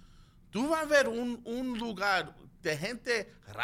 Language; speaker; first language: Spanish; early bilingual, other home language; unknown